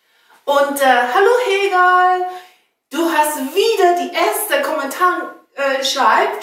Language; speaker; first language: German; non-native, learner; Chinese